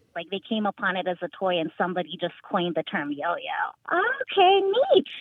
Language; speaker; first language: English; early bilingual, other home language; Filipino